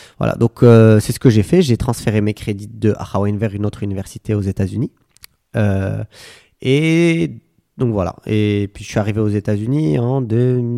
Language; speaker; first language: French; non-native, local second language; Arabic